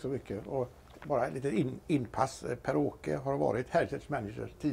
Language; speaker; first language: Swedish; native; Swedish